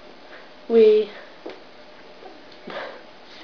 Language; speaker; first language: French; non-native, learner; English